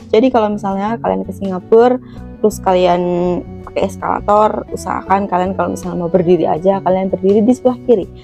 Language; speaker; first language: Indonesian; native; Indonesian